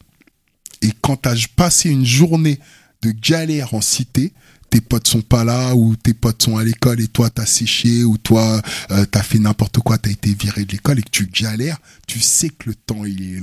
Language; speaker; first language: French; early bilingual, other home language; Wolof